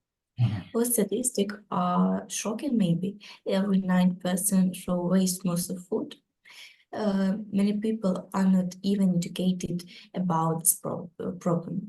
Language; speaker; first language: English; non-native, learner; Ukrainian